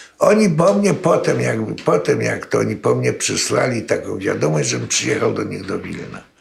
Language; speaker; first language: Polish; native; Polish